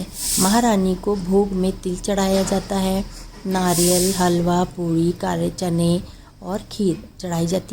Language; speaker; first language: Hindi; native; Hindi